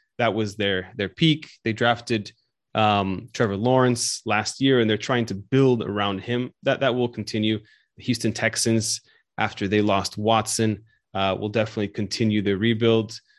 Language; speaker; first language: English; native; English